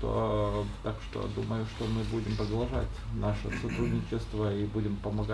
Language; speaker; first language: Russian; non-native, fluent; Lithuanian